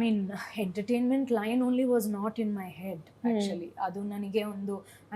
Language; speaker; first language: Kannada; non-native, local second language; Malayalam